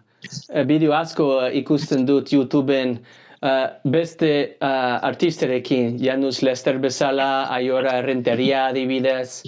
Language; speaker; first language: Basque; non-native, learner; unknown